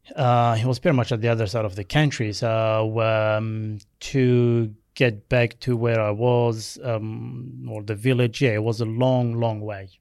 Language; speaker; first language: English; non-native, fluent; Berber languages